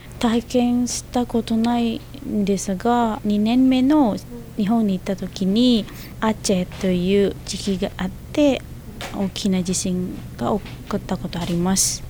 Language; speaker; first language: Japanese; non-native, fluent; Indonesian